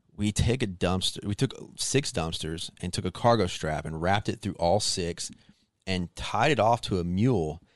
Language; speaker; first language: English; native; English